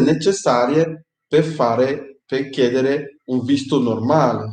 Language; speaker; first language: Italian; non-native, fluent; English